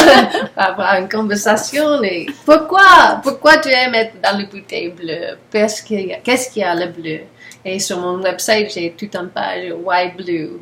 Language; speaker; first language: French; non-native, learner; English